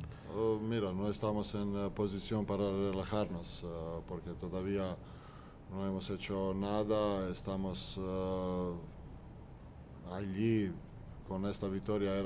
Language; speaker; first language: Spanish; non-native, fluent; Croatian